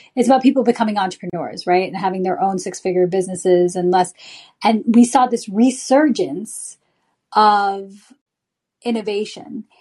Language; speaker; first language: English; native; English